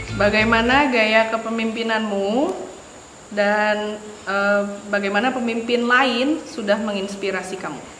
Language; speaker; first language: Indonesian; native; Indonesian